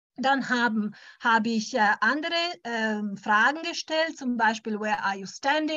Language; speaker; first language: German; non-native, fluent; Italian